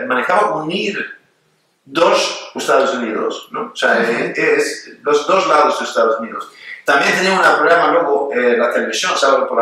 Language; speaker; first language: Spanish; non-native, fluent; Swedish